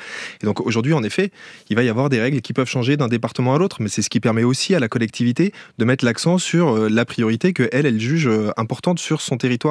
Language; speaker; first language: French; native; French